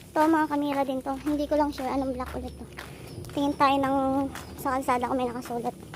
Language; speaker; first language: Filipino; native; Filipino